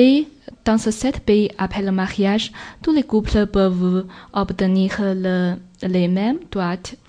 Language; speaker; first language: French; non-native, learner; Chinese